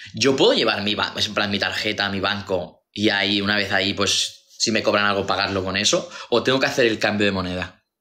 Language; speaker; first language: Spanish; native; Spanish